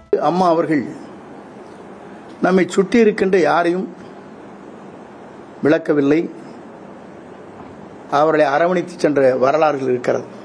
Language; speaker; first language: Tamil; native; Tamil